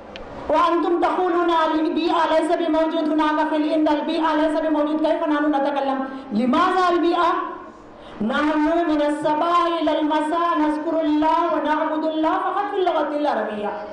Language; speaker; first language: Arabic; non-native, learner; Urdu